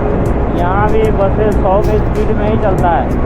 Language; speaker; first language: Hindi; native; Hindi